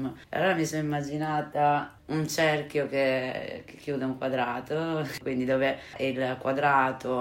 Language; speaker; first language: Italian; native; Italian